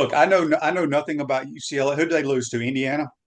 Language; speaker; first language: English; native; English